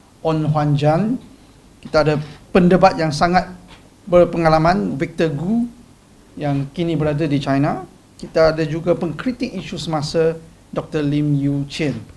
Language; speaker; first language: Malay; non-native, local second language; Chinese